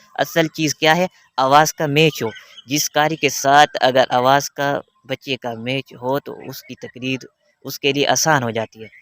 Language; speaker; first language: Urdu; non-native, local second language; Baluchi